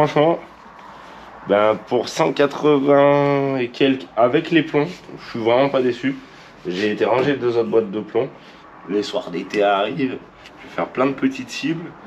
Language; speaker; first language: French; native; French